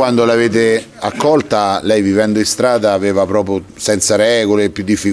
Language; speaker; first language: Italian; native; Italian